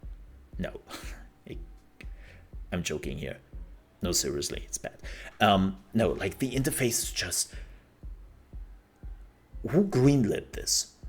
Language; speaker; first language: English; non-native, fluent; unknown